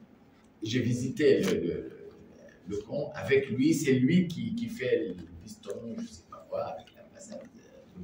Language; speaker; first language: French; non-native, learner; Arabic